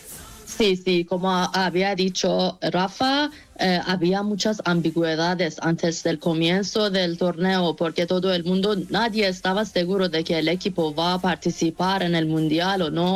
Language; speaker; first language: Spanish; non-native, learner; Persian